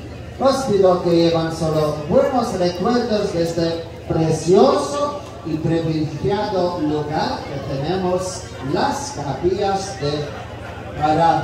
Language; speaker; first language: Spanish; non-native, fluent; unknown